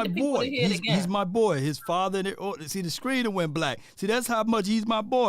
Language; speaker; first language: English; native; English